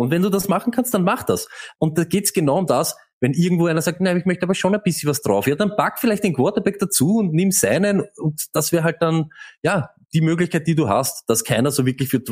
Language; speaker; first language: German; native; German